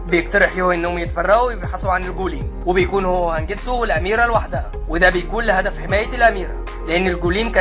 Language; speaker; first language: Arabic; native; Arabic